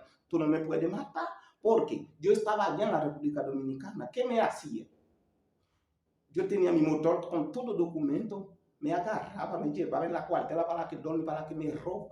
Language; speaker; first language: Spanish; non-native, learner; Haitian Creole